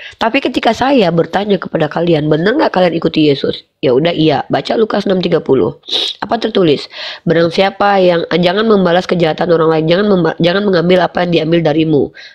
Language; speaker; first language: Indonesian; native; Indonesian